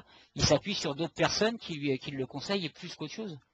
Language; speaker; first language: French; native; French